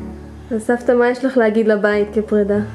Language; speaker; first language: Hebrew; native; Hebrew